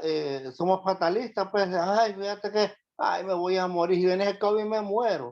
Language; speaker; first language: Spanish; native; Spanish